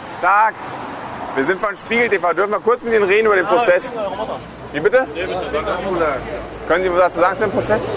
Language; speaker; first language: German; native; German